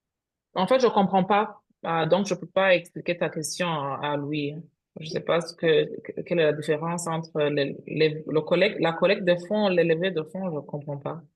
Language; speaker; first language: French; non-native, fluent; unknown